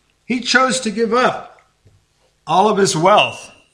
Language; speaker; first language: English; native; English